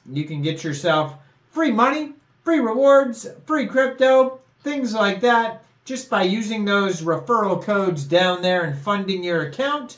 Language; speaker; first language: English; native; English